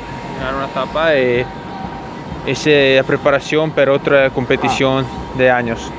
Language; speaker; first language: Spanish; non-native, learner; Italian